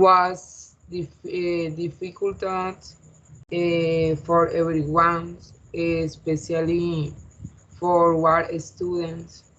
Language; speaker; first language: English; non-native, learner; Spanish